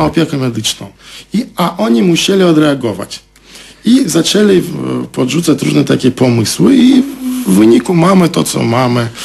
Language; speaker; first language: Polish; non-native, fluent; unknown